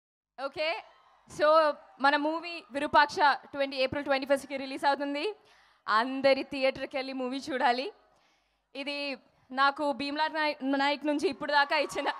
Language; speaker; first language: Telugu; non-native, fluent; Malayalam